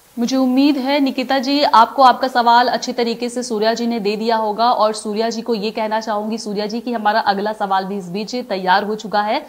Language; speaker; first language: Hindi; native; Hindi